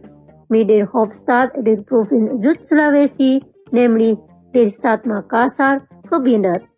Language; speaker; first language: German; non-native, fluent; Indonesian